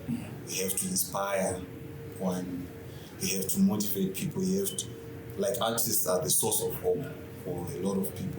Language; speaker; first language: English; non-native, local second language; Shona